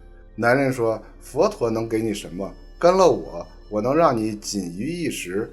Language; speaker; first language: Chinese; native; Chinese